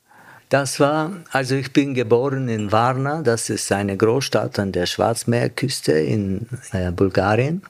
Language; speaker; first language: German; non-native, fluent; Bulgarian